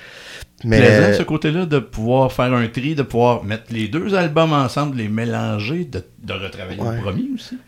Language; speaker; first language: French; native; French